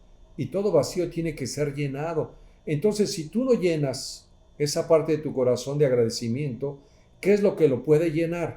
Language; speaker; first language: Spanish; native; Spanish